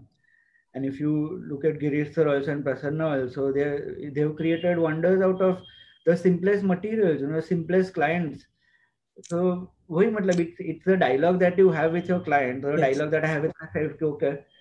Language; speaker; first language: English; non-native, local second language; Gujarati